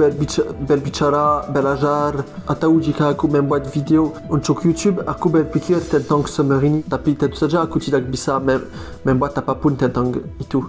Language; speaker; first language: Indonesian; non-native, learner; French